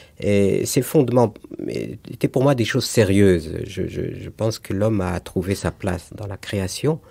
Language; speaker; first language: French; non-native, local second language; Arabic